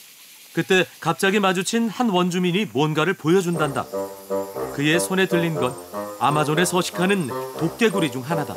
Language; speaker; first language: Korean; native; Korean